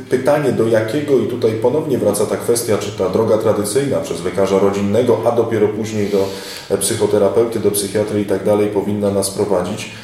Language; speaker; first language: Polish; native; Polish